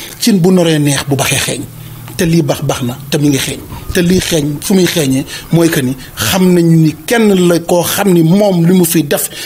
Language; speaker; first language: Wolof; native; Wolof